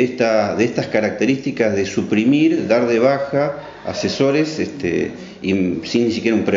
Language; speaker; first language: Spanish; native; Spanish